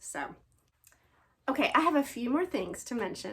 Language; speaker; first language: English; native; English